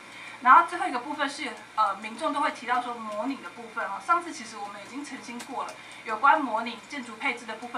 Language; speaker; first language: Chinese; native; Chinese